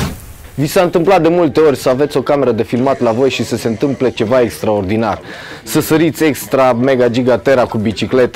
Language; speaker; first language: Romanian; native; Romanian